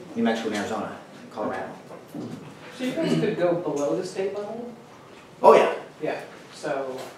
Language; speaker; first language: English; native; English